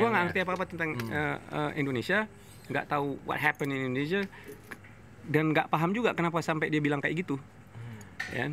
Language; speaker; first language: Indonesian; non-native, fluent; English